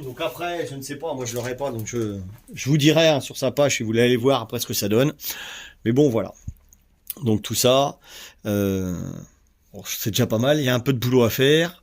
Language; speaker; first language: French; native; French